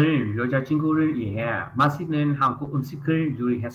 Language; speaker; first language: Korean; non-native, learner; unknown